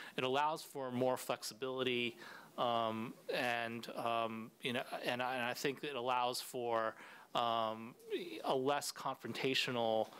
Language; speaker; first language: English; native; English